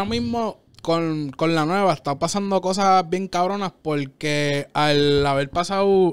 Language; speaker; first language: Spanish; native; Spanish